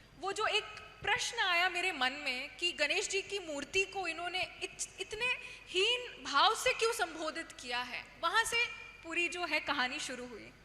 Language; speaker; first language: Hindi; non-native, local second language; Kannada